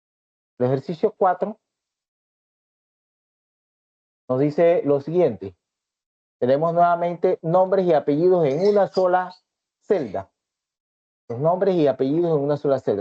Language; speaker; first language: Spanish; native; Spanish